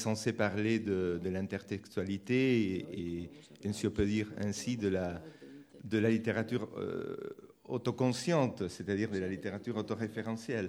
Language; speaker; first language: French; non-native, fluent; Spanish